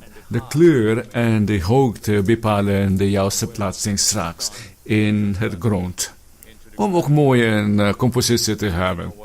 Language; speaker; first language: Dutch; non-native, fluent; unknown